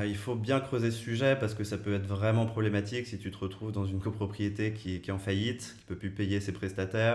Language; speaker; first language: French; native; French